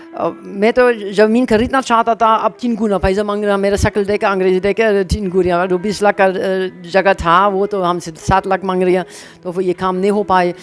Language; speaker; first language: Hindi; non-native, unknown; German